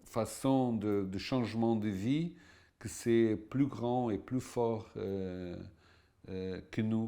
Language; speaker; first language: French; non-native, fluent; Portuguese